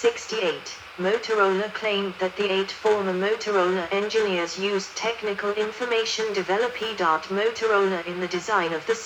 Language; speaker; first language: English; non-native, learner; Danish